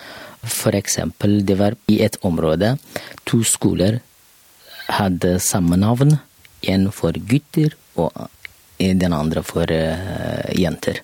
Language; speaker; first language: Norwegian; non-native, learner; Kurdish